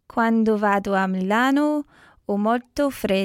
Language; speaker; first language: Italian; non-native, learner; English